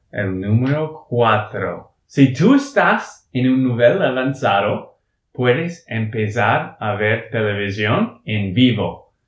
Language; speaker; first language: Spanish; non-native, learner; English